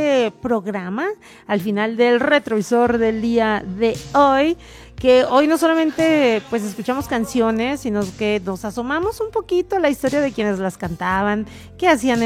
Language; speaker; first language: Spanish; native; Spanish